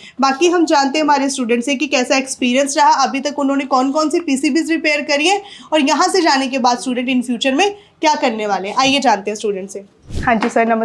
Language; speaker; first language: Hindi; native; Hindi